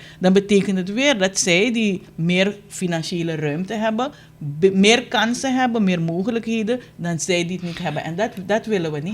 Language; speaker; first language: Dutch; native; Dutch